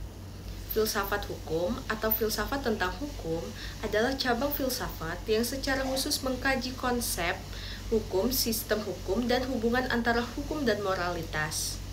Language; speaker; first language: Indonesian; native; Indonesian